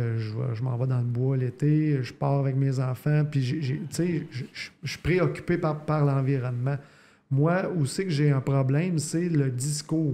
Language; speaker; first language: French; native; French